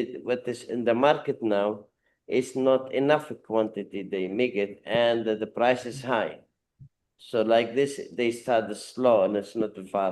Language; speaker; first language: English; non-native, learner; Arabic